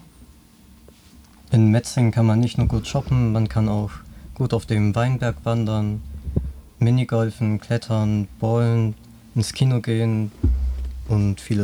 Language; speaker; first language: German; native; German